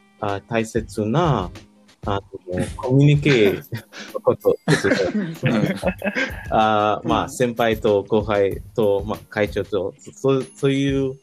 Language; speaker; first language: Japanese; non-native, learner; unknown